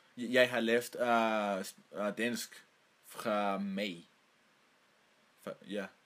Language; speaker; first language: Danish; non-native, learner; Spanish